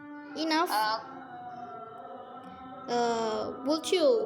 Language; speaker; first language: English; non-native, learner; Indonesian